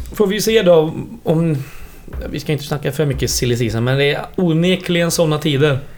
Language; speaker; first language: Swedish; native; Swedish